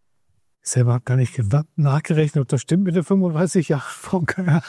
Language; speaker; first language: German; native; German